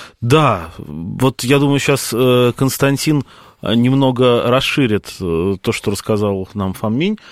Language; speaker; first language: Russian; native; Russian